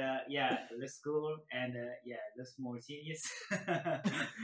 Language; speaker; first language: English; non-native, learner; Korean